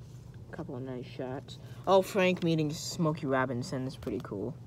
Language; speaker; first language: English; native; English